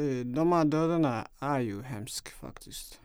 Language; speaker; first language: Swedish; non-native, fluent; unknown